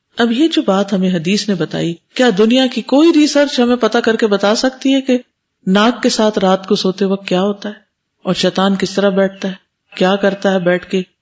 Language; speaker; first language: Urdu; native; Urdu